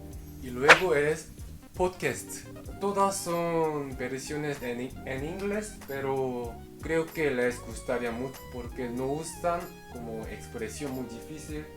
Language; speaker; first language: Spanish; non-native, fluent; Korean